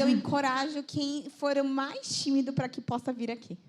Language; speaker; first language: Portuguese; native; Portuguese